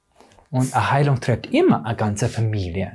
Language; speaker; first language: German; non-native, fluent; English